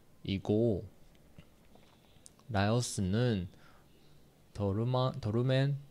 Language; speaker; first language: Korean; non-native, learner; Chinese